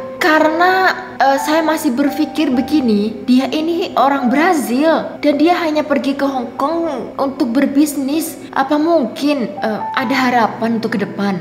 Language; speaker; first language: Indonesian; native; Indonesian